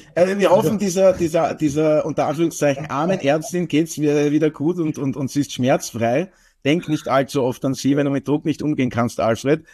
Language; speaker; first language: German; native; German